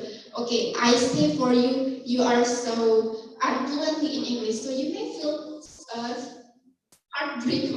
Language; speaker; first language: English; non-native, fluent; Indonesian